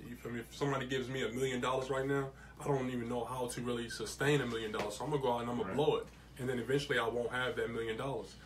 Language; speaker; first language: English; native; English